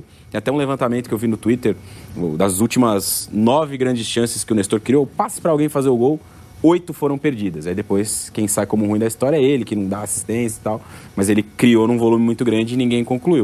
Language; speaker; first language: Portuguese; native; Portuguese